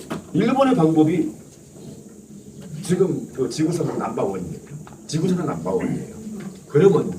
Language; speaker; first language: Korean; native; Korean